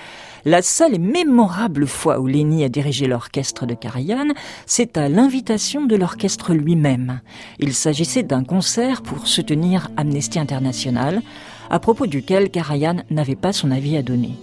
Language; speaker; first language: French; native; French